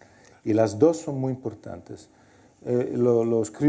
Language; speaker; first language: Spanish; non-native, fluent; Italian